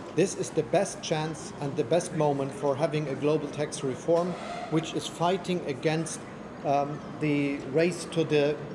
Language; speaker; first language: English; non-native, fluent; German